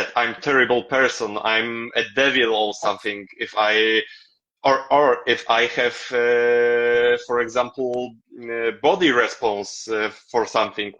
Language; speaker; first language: English; non-native, learner; Polish